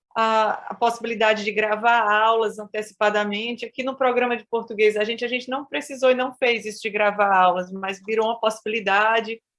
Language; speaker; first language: Portuguese; native; Portuguese